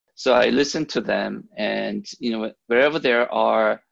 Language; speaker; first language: English; early bilingual, other home language; Korean